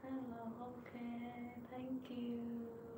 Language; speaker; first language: English; non-native, learner; Vietnamese